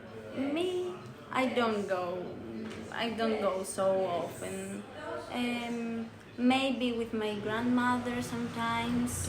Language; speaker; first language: English; non-native, learner; Greek